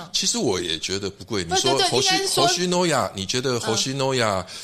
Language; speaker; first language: Chinese; native; Chinese